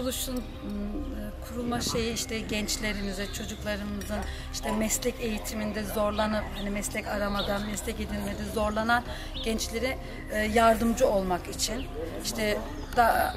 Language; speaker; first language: Turkish; early bilingual, heritage; Turkish